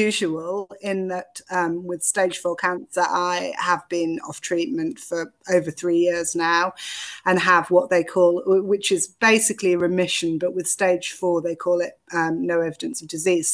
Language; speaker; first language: English; native; English